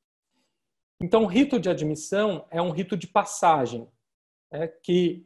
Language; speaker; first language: Portuguese; native; Portuguese